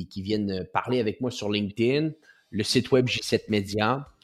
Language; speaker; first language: French; native; French